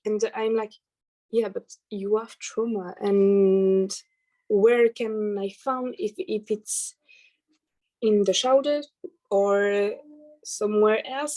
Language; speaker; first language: English; non-native, learner; French